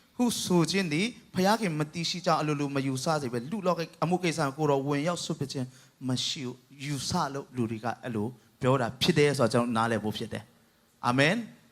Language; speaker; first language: Burmese; non-native, local second language; Tedim Chin